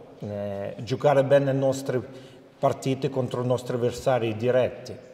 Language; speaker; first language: Italian; non-native, fluent; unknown